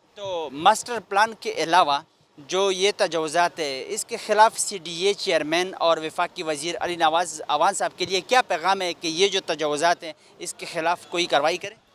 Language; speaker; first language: Urdu; non-native, local second language; Pashto